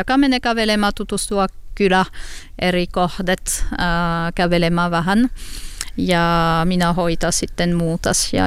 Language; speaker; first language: Finnish; non-native, learner; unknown